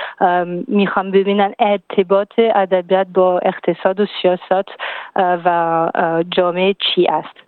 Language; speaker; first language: Persian; non-native, fluent; French